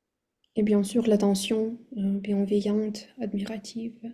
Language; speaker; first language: French; non-native, fluent; Russian